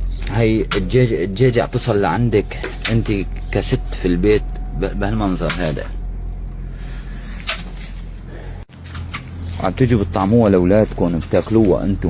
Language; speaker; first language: Arabic; native; Arabic